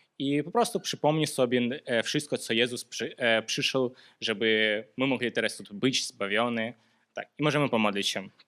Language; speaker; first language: Polish; non-native, learner; Russian